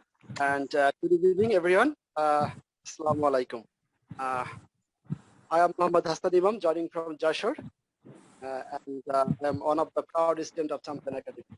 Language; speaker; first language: English; non-native, learner; Bangla